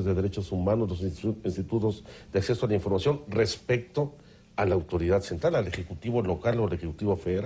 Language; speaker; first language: Spanish; native; Spanish